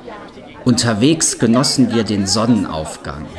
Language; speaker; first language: German; native; German